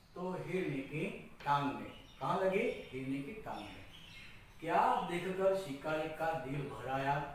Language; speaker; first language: Hindi; non-native, local second language; Gujarati